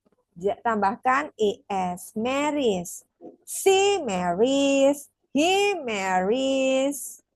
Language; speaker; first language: English; non-native, fluent; Indonesian